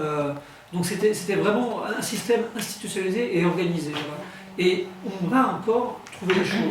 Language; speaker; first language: French; native; French